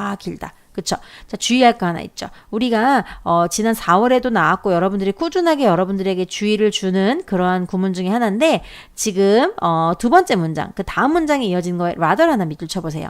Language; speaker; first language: Korean; native; Korean